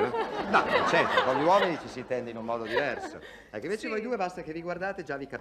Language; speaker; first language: Italian; native; Italian